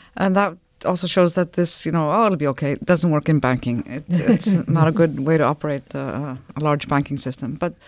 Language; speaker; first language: English; non-native, fluent; Icelandic